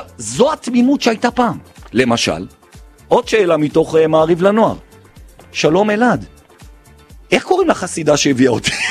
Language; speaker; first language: Hebrew; native; Hebrew